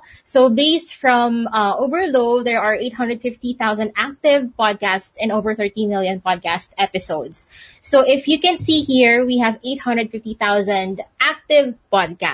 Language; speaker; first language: English; non-native, local second language; Filipino